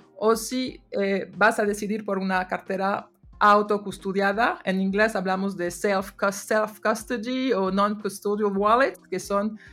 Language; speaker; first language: Spanish; non-native, fluent; French